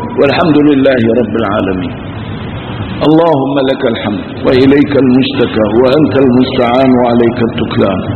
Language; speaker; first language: Arabic; early bilingual, other home language; Kurdish